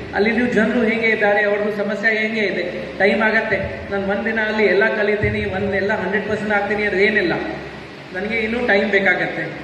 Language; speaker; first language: Kannada; non-native, fluent; Hindi